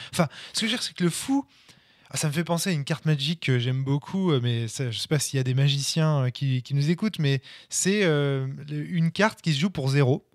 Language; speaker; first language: French; native; French